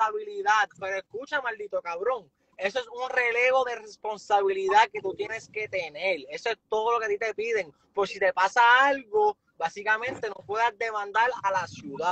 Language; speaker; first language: Spanish; native; Spanish